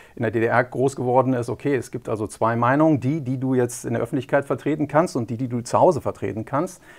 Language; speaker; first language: German; native; German